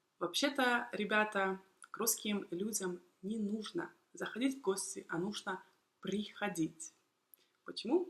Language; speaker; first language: Russian; native; Russian